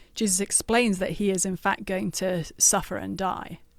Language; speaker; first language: English; native; English